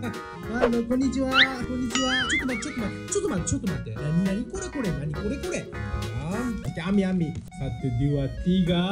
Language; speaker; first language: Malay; non-native, learner; Japanese